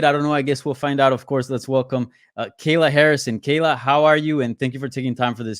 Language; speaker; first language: English; native; English